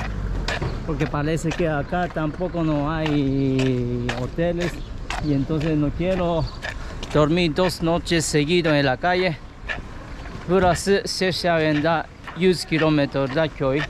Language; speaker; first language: Spanish; non-native, fluent; Japanese